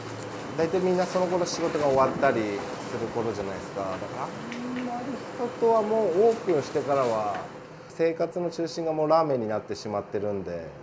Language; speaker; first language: Japanese; native; Japanese